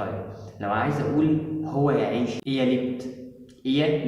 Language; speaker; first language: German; non-native, fluent; Arabic